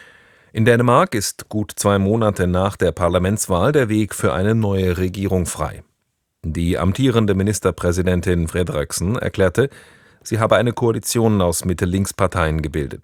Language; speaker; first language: German; native; German